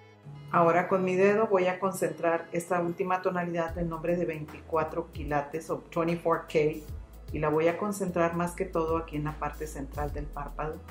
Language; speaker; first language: Spanish; native; Spanish